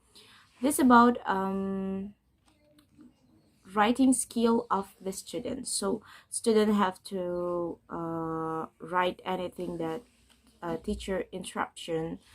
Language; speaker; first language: English; non-native, learner; Indonesian